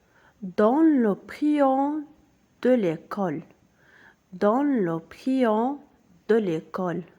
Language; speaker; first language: French; non-native, local second language; Arabic